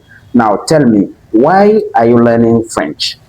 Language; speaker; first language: English; non-native, fluent; French